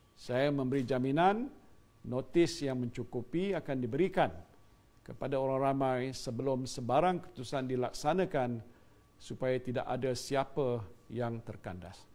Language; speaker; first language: Malay; native; Malay